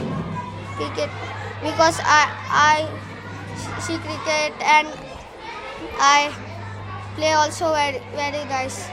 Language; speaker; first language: English; non-native, learner; Hindi